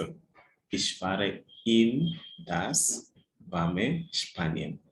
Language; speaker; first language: German; non-native, fluent; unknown